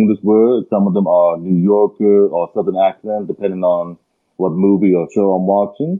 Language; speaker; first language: English; early bilingual, other home language; Arabic